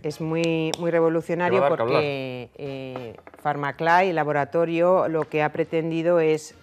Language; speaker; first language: Spanish; native; Spanish